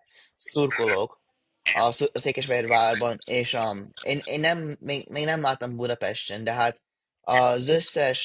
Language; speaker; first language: Hungarian; early bilingual, heritage; English